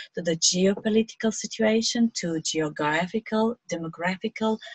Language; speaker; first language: English; non-native, fluent; Slovenian